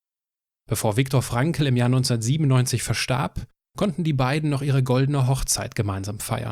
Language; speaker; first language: German; native; German